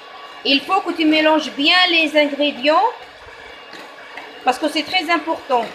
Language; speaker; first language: French; non-native, local second language; Arabic